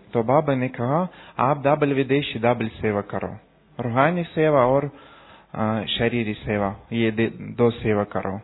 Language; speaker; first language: Hindi; non-native, learner; Russian